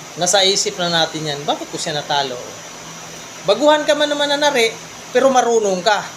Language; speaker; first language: Filipino; non-native, local second language; Cebuano